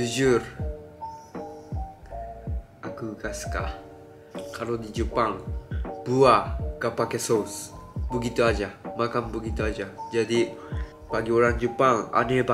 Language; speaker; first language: Indonesian; non-native, learner; Japanese